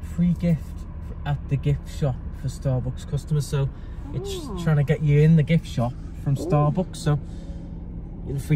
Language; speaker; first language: English; native; English